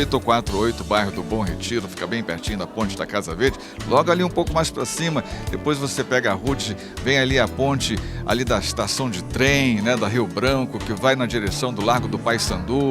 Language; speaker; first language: Portuguese; native; Portuguese